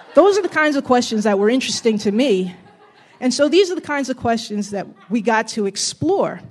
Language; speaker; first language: English; native; English